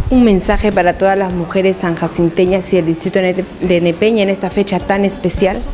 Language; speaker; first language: Spanish; native; Spanish